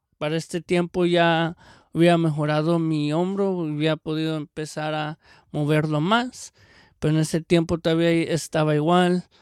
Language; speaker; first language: Spanish; early bilingual, heritage; Spanish